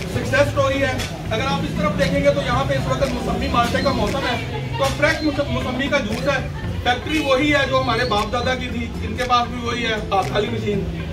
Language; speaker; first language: Urdu; native; Urdu